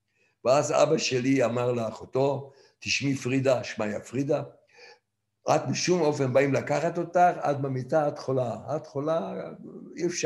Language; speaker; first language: Hebrew; non-native, fluent; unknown